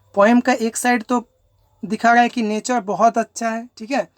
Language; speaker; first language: Hindi; non-native, local second language; Bangla